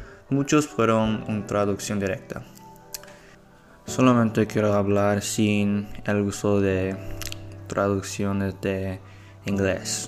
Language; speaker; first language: Spanish; non-native, learner; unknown